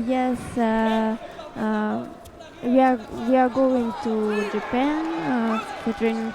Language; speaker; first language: English; non-native, learner; Russian